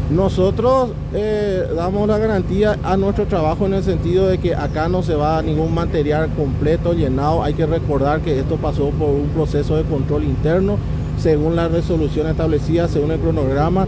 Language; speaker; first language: Spanish; native; Spanish